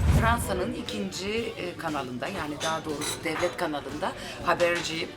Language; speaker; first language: Turkish; early bilingual, heritage; Turkish